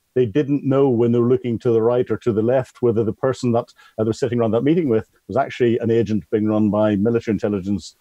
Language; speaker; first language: English; native; English